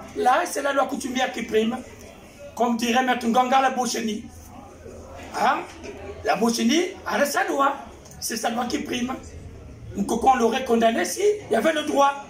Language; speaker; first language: French; non-native, local second language; Kongo